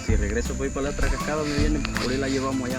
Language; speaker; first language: Spanish; native; Spanish